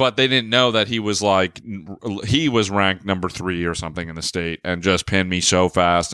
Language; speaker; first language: English; native; English